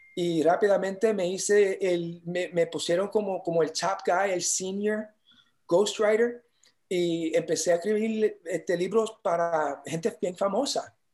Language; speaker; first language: Spanish; early bilingual, heritage; Spanish